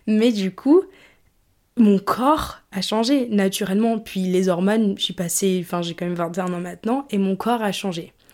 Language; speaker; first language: French; early bilingual, other home language; English